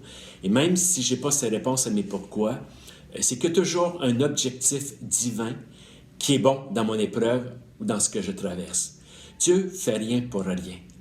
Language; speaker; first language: French; native; French